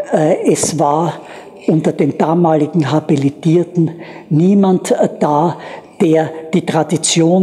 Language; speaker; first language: German; native; German